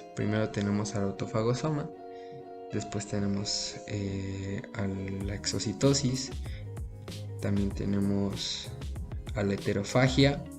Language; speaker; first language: Spanish; native; Spanish